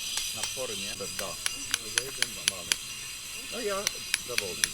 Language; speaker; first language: Russian; non-native, learner; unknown